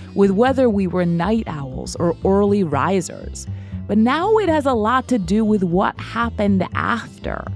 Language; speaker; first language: English; non-native, fluent; German